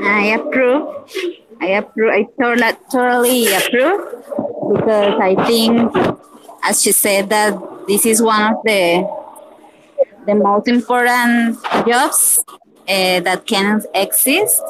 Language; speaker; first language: English; non-native, learner; Spanish